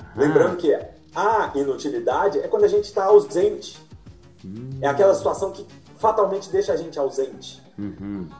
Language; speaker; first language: Portuguese; native; Portuguese